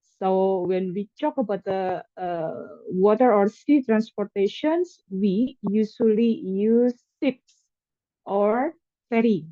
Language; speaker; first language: English; non-native, fluent; Indonesian